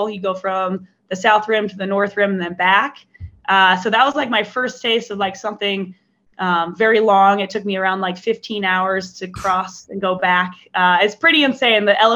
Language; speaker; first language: English; native; English